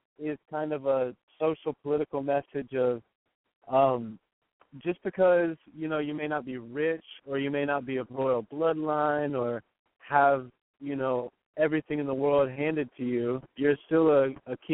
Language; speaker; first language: English; native; English